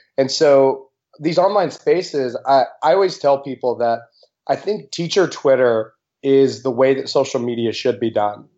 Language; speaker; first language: English; native; English